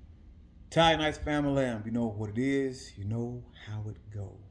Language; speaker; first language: English; native; English